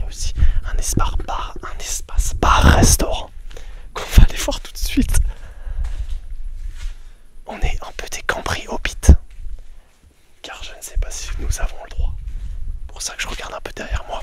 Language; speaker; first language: French; native; French